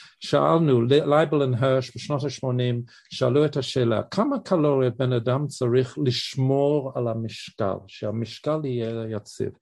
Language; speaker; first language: Hebrew; non-native, fluent; English